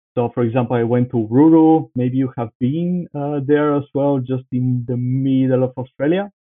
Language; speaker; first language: English; non-native, fluent; Bulgarian